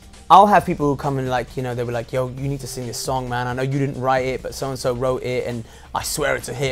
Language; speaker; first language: English; native; English